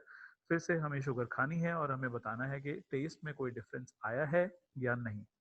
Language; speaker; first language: Hindi; native; Hindi